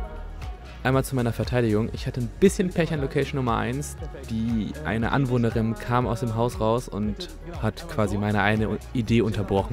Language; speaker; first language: German; native; German